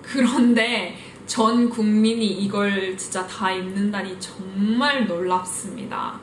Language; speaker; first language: Korean; early bilingual, heritage; Korean